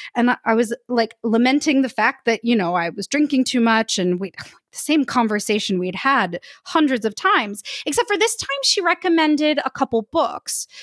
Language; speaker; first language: English; native; English